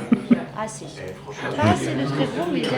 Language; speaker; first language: French; native; French